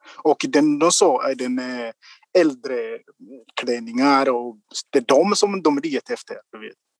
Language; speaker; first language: Swedish; non-native, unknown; Kinyarwanda